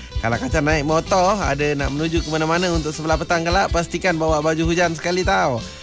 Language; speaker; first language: Malay; non-native, local second language; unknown